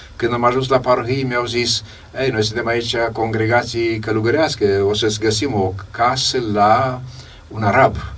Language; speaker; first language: Romanian; native; Romanian